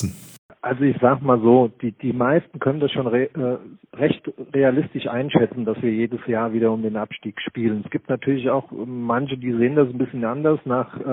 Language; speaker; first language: German; native; German